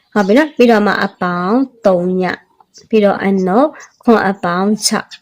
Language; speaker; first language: Burmese; native; Burmese